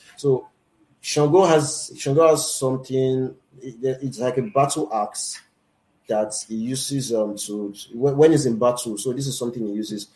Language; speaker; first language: English; non-native, local second language; Yoruba